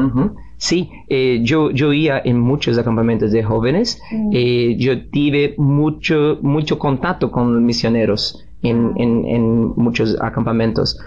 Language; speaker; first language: Spanish; non-native, learner; Portuguese